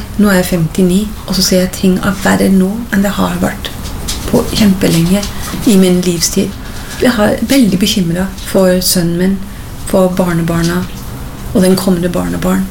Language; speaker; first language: Norwegian; non-native, fluent; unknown